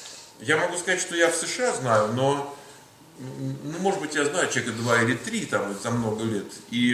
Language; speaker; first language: Russian; native; Russian